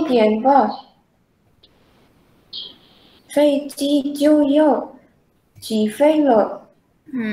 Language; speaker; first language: Chinese; non-native, learner; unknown